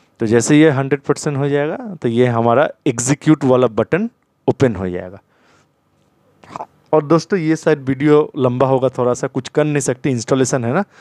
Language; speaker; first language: Hindi; non-native, local second language; Bangla